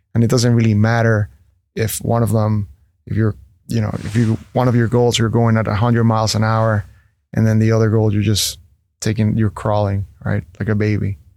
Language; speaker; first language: English; non-native, fluent; Spanish